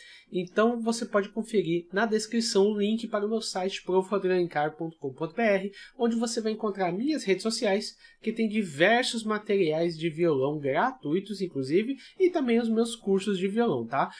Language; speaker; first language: Portuguese; native; Portuguese